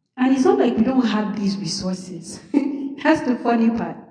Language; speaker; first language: English; non-native, local second language; Yoruba